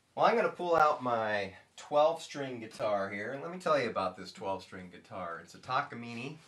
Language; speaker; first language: English; native; English